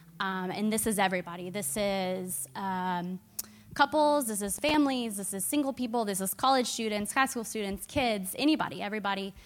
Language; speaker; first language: English; native; English